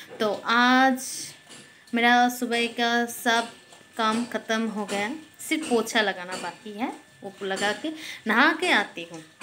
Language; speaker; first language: Hindi; non-native, local second language; Bangla